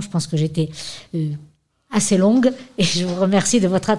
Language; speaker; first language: French; native; French